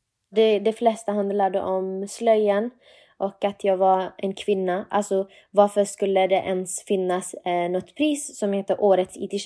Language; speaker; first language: Swedish; non-native, fluent; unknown